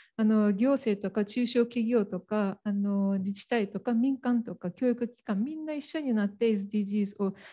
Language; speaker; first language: Japanese; non-native, fluent; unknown